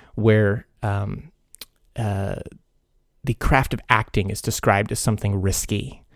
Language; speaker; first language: English; early bilingual, other home language; Hungarian